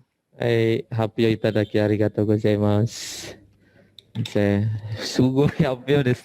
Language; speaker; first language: Japanese; non-native, learner; Indonesian